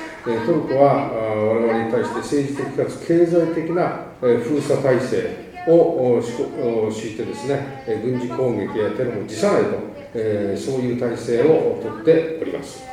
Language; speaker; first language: Japanese; native; Japanese